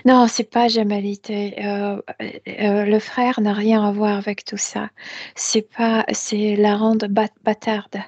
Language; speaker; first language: French; non-native, fluent; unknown